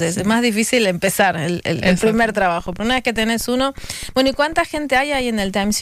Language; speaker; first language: Spanish; native; Spanish